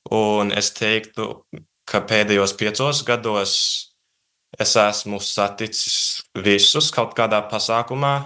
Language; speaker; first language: Latvian; early bilingual, heritage; Latvian